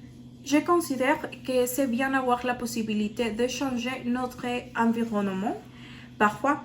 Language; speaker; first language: French; non-native, learner; Spanish